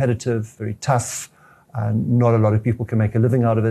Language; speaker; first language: English; native; English